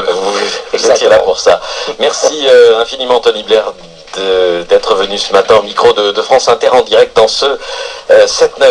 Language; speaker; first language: French; native; French